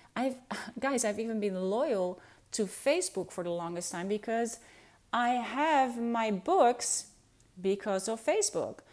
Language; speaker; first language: English; non-native, fluent; Dutch